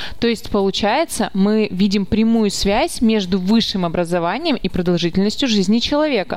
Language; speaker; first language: Russian; native; Russian